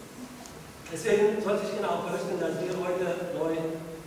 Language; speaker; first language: German; non-native, fluent; Arabic